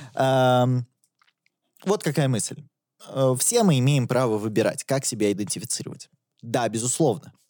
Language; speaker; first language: Russian; native; Russian